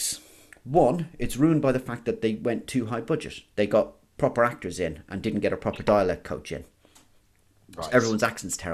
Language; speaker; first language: English; native; English